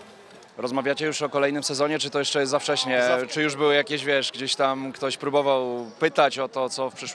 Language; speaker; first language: Polish; native; Polish